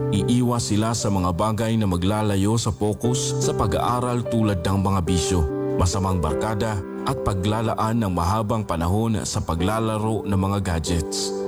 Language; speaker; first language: Filipino; non-native, local second language; Aklanon